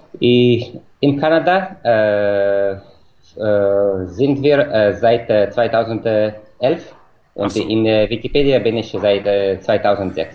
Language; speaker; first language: German; non-native, fluent; Russian